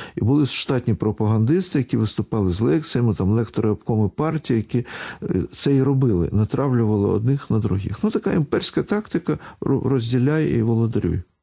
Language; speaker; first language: Ukrainian; non-native, local second language; Russian